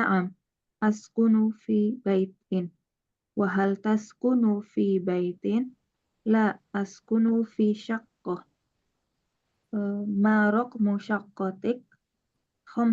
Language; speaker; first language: Arabic; non-native, learner; Indonesian